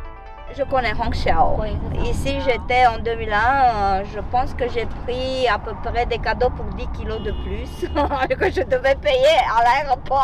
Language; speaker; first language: French; non-native, fluent; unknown